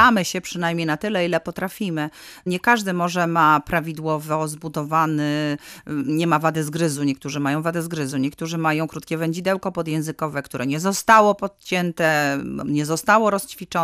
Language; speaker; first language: Polish; native; Polish